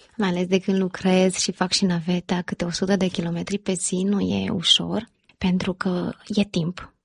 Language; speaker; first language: Romanian; early bilingual, heritage; Romanian